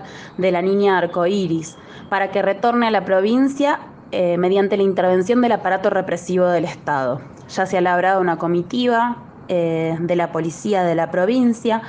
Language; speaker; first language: Spanish; native; Spanish